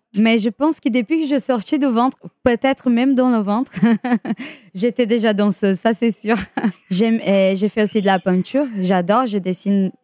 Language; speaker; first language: French; non-native, fluent; Portuguese